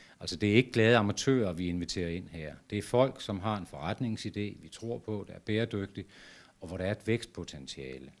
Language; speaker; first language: Danish; native; Danish